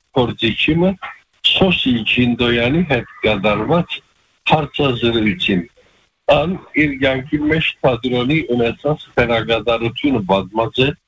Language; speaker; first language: Armenian; early bilingual, heritage; Armenian